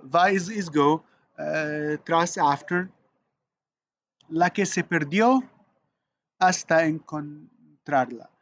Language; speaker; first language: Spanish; non-native, learner; Arabic